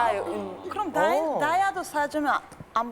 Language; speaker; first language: Korean; non-native, fluent; Russian